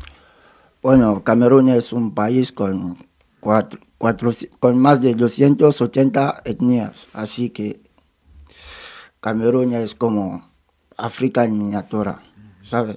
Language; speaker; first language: Spanish; non-native, fluent; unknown